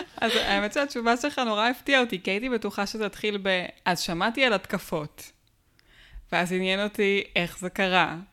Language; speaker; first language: Hebrew; native; Hebrew